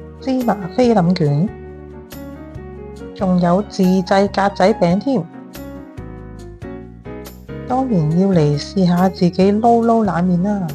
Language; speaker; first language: Chinese; native; Chinese